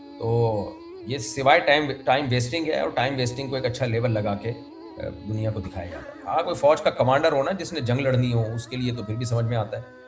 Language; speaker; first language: Urdu; native; Urdu